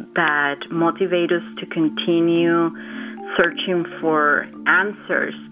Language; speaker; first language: English; non-native, fluent; Spanish